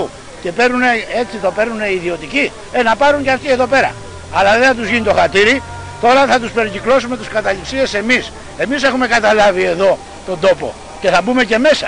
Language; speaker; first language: Greek; native; Greek